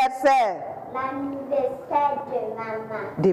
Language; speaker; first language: French; non-native, learner; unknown